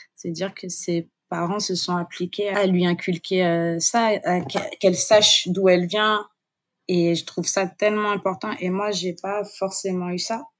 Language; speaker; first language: French; native; French